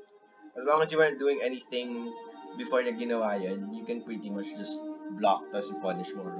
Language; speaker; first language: English; non-native, local second language; Filipino